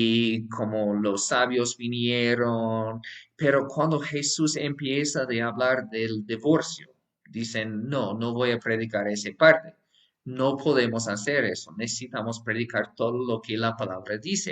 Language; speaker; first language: Spanish; non-native, fluent; English